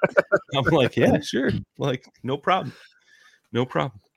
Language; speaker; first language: English; native; English